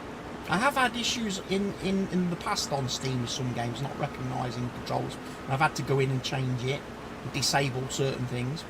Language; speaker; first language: English; native; English